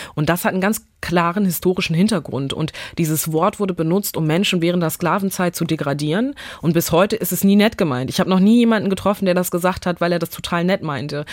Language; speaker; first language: German; early bilingual, other home language; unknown